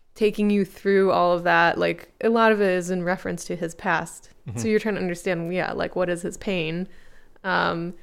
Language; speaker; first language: English; native; English